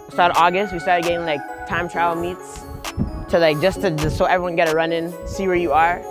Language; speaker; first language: English; native; English